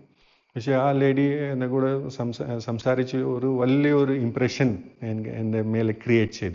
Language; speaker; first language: Malayalam; non-native, fluent; Hindi